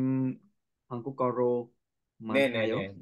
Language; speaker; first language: Korean; non-native, learner; Vietnamese